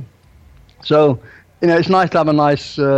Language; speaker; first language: English; native; English